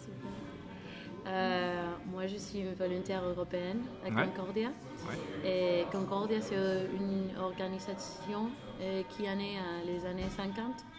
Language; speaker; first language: French; non-native, learner; Spanish